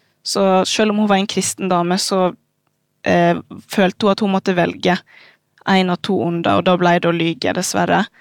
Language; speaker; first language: Norwegian; early bilingual, other home language; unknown